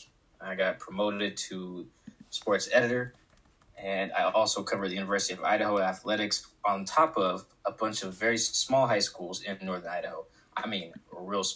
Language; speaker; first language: English; native; English